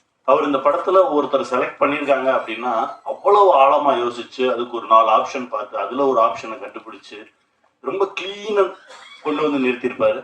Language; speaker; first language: Tamil; native; Tamil